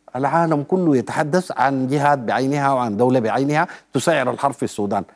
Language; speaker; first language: Arabic; native; Arabic